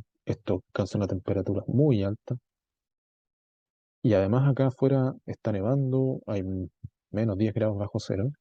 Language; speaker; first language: Spanish; native; Spanish